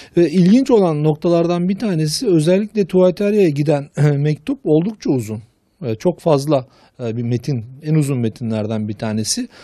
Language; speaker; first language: Turkish; native; Turkish